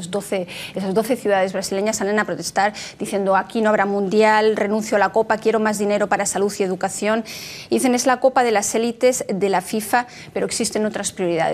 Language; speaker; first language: Spanish; native; Spanish